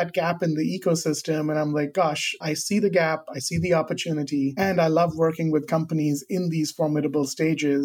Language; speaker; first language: English; non-native, local second language; Hindi